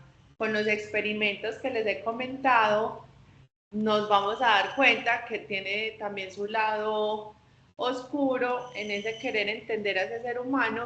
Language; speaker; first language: Spanish; native; Spanish